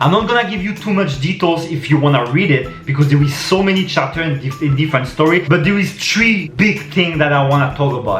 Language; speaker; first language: English; non-native, fluent; French